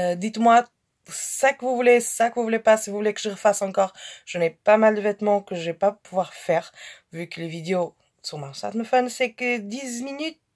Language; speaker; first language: French; non-native, fluent; Portuguese